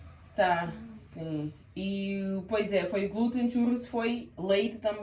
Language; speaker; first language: Portuguese; early bilingual, heritage; Portuguese